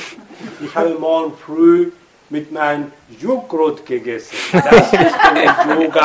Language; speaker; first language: German; non-native, fluent; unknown